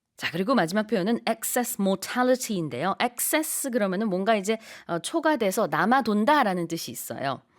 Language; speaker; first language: Korean; native; Korean